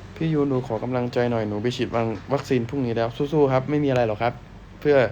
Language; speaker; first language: Thai; native; Thai